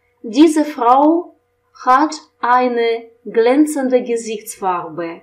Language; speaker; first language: German; non-native, fluent; Russian